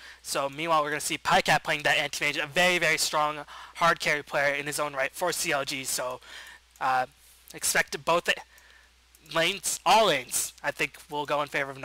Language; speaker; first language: English; native; English